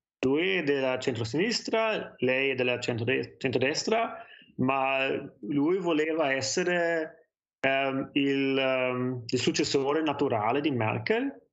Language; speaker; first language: Italian; non-native, learner; German